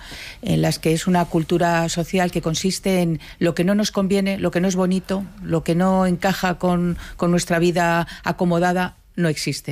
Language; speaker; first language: Spanish; native; Spanish